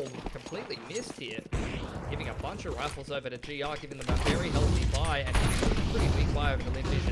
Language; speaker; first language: English; native; English